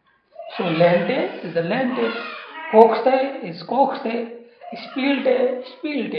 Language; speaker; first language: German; non-native, learner; Hindi